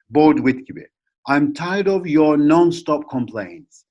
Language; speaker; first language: English; non-native, fluent; Turkish